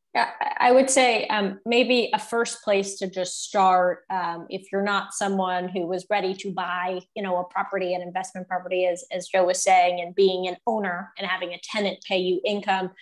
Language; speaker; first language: English; native; English